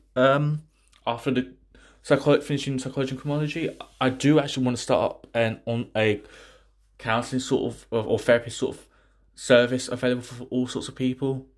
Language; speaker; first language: English; native; English